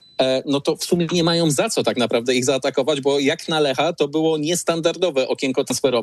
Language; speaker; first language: Polish; native; Polish